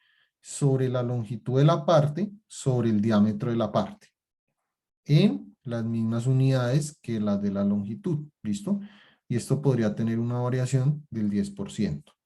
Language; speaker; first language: Spanish; native; Spanish